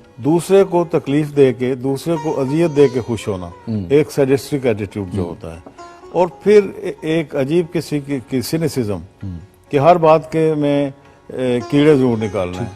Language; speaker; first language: Urdu; non-native, local second language; Punjabi